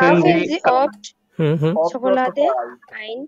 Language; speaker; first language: German; non-native, learner; Bangla